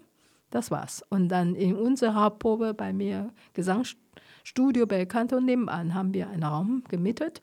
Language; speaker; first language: German; non-native, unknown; Chinese